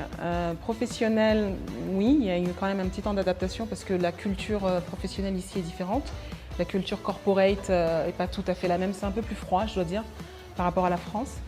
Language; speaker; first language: French; early bilingual, other home language; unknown